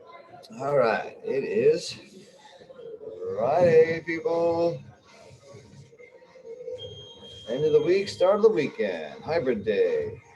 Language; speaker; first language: English; native; English